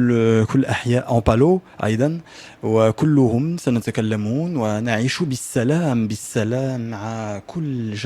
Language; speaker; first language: Arabic; non-native, learner; French